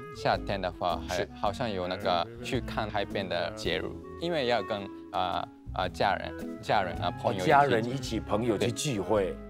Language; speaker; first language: Chinese; non-native, fluent; Japanese